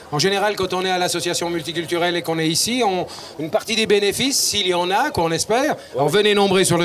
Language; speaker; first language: French; native; French